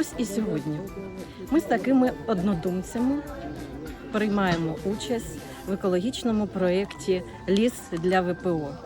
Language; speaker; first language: Ukrainian; non-native, local second language; Russian